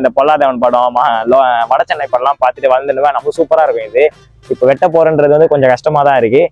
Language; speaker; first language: Tamil; native; Tamil